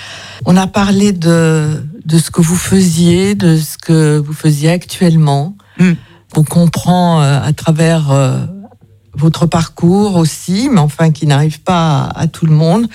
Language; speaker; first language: French; native; French